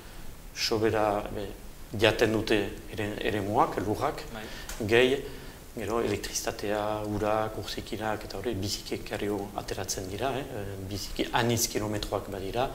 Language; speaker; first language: Basque; native; Basque